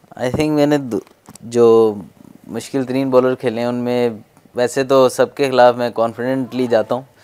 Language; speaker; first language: Urdu; non-native, local second language; Punjabi